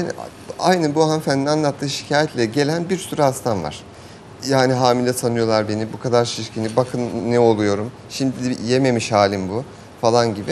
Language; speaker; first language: Turkish; native; Turkish